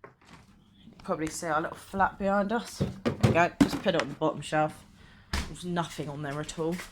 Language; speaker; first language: English; native; English